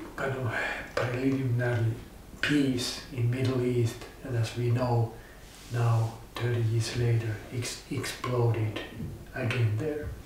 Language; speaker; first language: English; non-native, fluent; Finnish